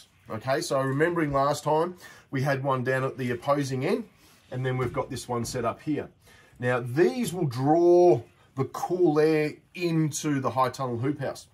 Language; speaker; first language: English; native; English